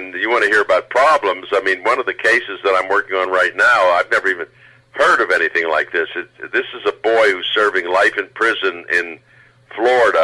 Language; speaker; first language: English; native; English